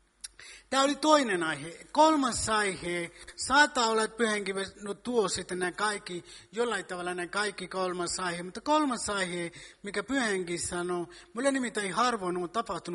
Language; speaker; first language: Finnish; non-native, fluent; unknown